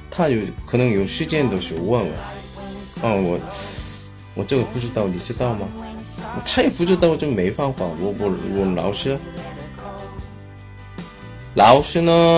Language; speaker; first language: Chinese; non-native, learner; Korean